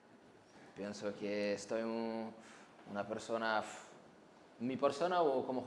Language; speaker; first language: Spanish; non-native, learner; Arabic